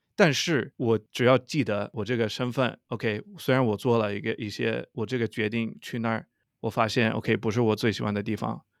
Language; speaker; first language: Chinese; non-native, fluent; English